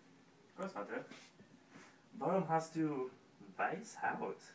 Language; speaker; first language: German; non-native, learner; English